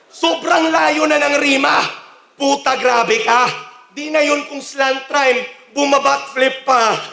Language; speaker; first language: Filipino; non-native, local second language; Cebuano